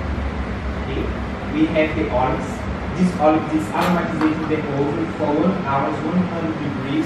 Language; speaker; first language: English; non-native, learner; Portuguese